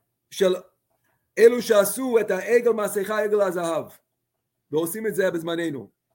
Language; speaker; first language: Hebrew; non-native, fluent; English